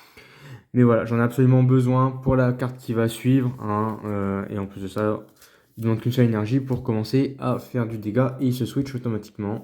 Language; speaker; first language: French; native; French